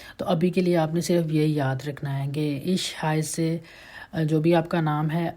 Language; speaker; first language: Urdu; native; Urdu